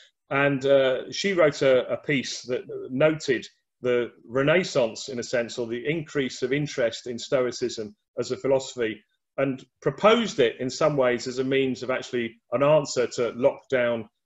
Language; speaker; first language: English; native; English